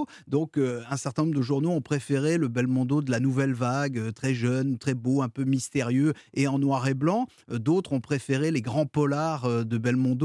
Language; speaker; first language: French; native; French